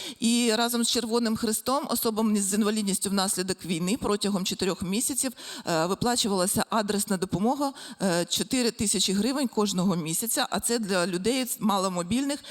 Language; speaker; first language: Ukrainian; native; Ukrainian